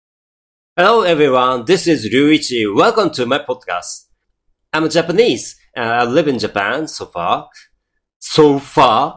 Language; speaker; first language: English; non-native, learner; Japanese